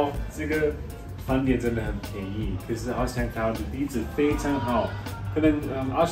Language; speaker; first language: Chinese; non-native, fluent; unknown